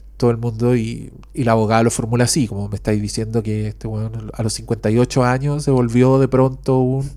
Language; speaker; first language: Spanish; native; Spanish